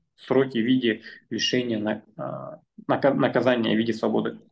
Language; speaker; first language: Russian; non-native, local second language; Kazakh